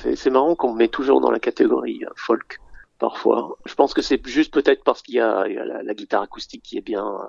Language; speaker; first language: French; early bilingual, other home language; English